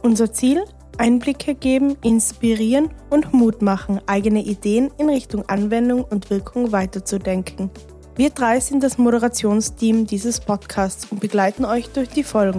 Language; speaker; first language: German; native; German